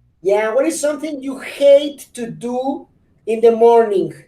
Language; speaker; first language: English; non-native, fluent; Spanish